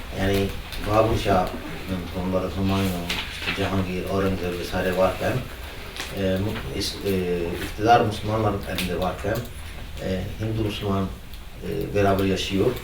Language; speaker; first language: Turkish; non-native, fluent; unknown